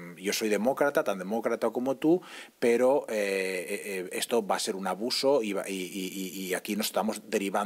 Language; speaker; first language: Spanish; non-native, local second language; Catalan